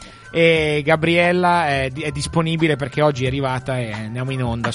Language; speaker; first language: Italian; early bilingual, heritage; Italian